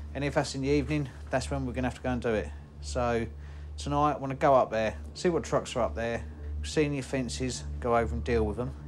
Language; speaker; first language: English; native; English